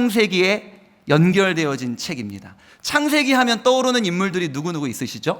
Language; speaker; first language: Korean; native; Korean